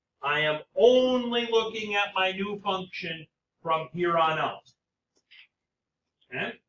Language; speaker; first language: English; native; English